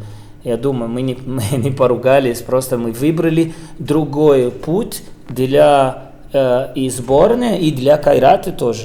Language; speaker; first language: Russian; non-native, fluent; Portuguese